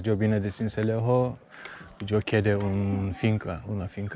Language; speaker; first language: Spanish; non-native, learner; Turkish